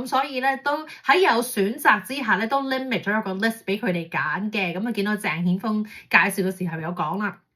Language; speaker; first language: Cantonese; early bilingual, heritage; Cantonese